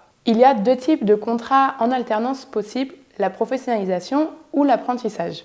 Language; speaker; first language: French; native; French